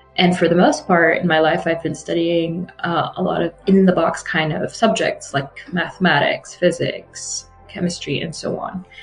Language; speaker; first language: English; non-native, fluent; Arabic